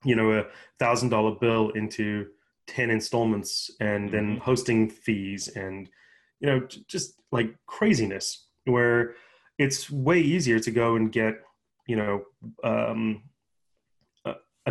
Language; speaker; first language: English; native; English